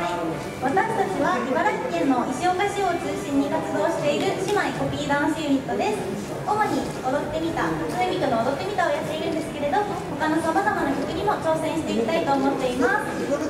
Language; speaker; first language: Japanese; native; Japanese